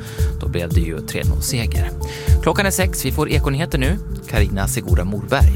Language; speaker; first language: Swedish; native; Swedish